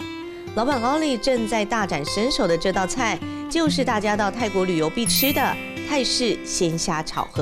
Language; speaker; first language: Chinese; native; Chinese